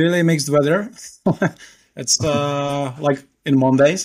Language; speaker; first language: English; non-native, fluent; Czech